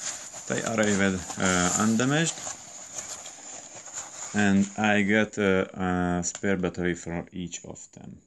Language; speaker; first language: English; non-native, learner; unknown